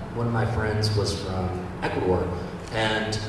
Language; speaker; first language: English; native; English